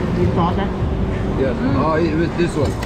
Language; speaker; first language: English; non-native, learner; Korean